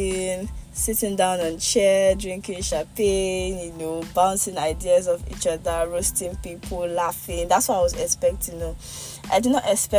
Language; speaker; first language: English; non-native, local second language; Yoruba